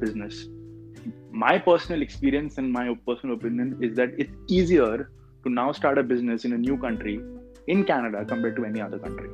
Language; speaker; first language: English; non-native, local second language; Hindi